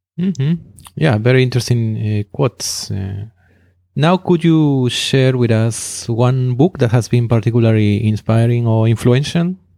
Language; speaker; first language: English; non-native, fluent; Spanish